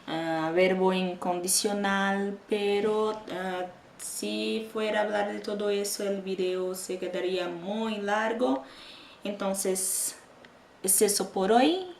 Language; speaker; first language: Spanish; non-native, fluent; Portuguese